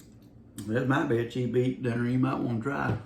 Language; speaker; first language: English; native; English